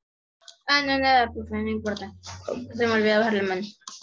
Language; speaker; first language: Spanish; native; Spanish